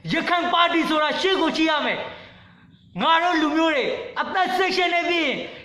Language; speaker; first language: Burmese; non-native, local second language; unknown